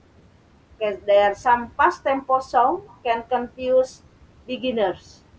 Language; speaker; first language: English; non-native, learner; Indonesian